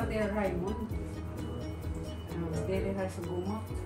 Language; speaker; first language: Norwegian; non-native, learner; Filipino